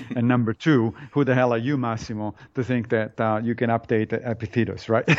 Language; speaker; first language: English; non-native, fluent; Italian